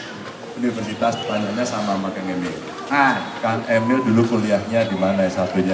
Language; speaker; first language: Indonesian; non-native, local second language; Javanese